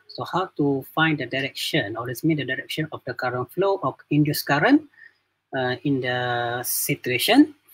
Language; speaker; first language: English; non-native, local second language; Malay